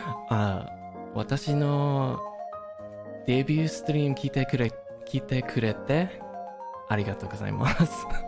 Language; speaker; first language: Japanese; non-native, learner; English